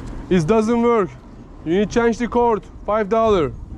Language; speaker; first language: English; non-native, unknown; Turkish